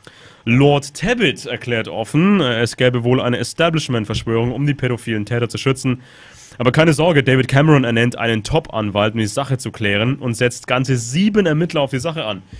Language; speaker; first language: German; native; German